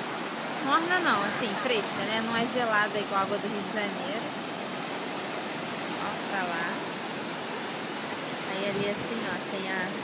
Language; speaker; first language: Portuguese; native; Portuguese